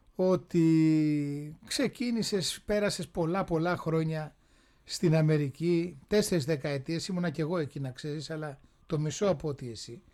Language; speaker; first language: Greek; native; Greek